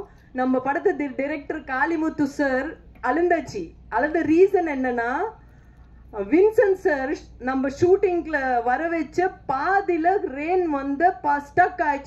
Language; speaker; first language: Tamil; non-native, fluent; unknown